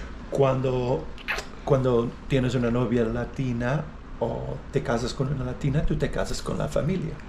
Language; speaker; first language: Spanish; non-native, learner; English